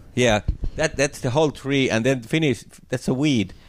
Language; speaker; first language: English; non-native, fluent; Finnish